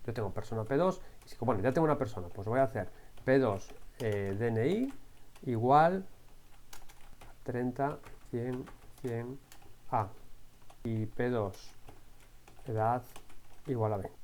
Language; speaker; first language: Spanish; native; Spanish